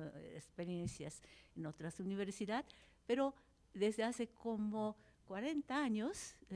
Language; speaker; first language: Spanish; non-native, fluent; Japanese